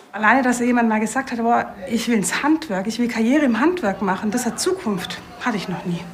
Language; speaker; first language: German; native; German